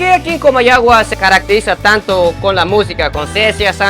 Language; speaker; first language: Spanish; non-native, fluent; English